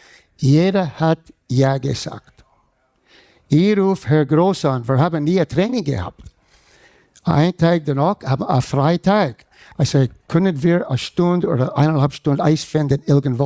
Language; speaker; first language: German; non-native, fluent; English